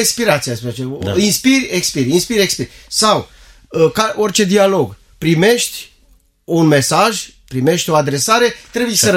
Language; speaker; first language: Romanian; native; Romanian